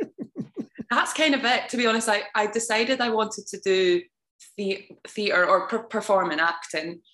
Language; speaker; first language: English; native; English